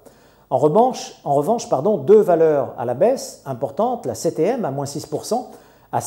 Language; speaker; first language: French; non-native, local second language; Arabic